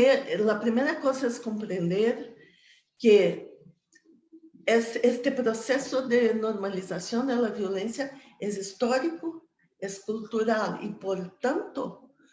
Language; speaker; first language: Spanish; non-native, fluent; Portuguese